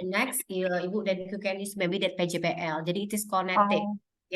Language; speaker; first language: English; non-native, learner; Indonesian